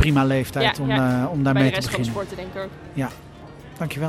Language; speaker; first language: Dutch; native; Dutch